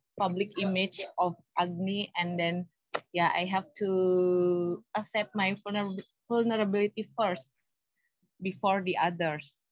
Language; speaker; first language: English; non-native, learner; Indonesian